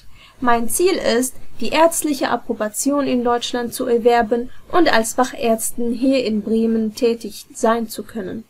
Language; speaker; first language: German; non-native, fluent; Arabic